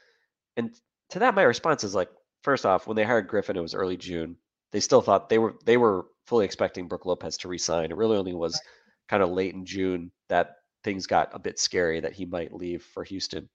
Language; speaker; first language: English; native; English